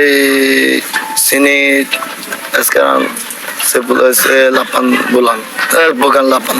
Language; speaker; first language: Indonesian; non-native, learner; Rohingya